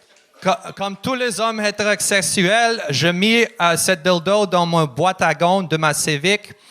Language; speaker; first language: French; non-native, learner; Russian